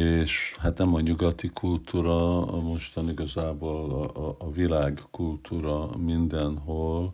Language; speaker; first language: Hungarian; non-native, fluent; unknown